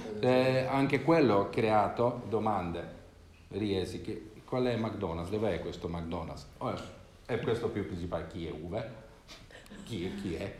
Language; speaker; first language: Italian; non-native, learner; Swedish